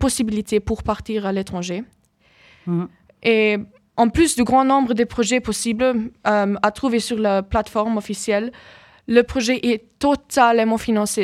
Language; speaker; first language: French; non-native, fluent; German